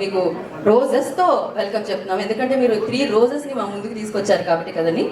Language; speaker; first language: Telugu; native; Telugu